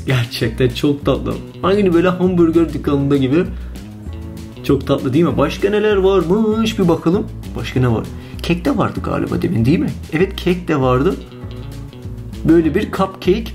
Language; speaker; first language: Turkish; non-native, fluent; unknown